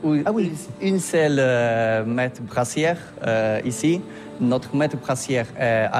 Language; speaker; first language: French; non-native, learner; Polish